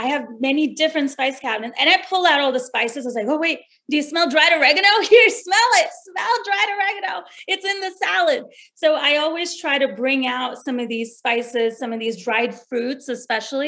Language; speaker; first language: English; non-native, local second language; Hindi